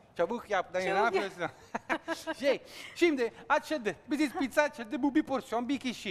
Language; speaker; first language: Turkish; non-native, learner; Italian